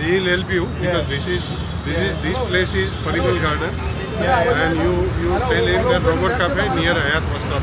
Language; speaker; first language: English; non-native, local second language; Gujarati